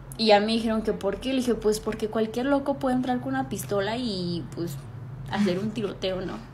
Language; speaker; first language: Spanish; early bilingual, heritage; Spanish